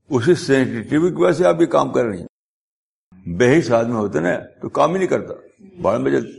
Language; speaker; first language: Urdu; native; Urdu